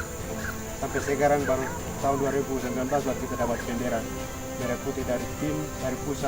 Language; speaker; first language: Indonesian; non-native, local second language; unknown